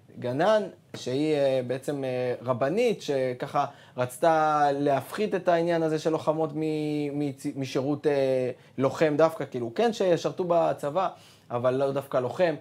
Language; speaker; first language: Hebrew; native; Hebrew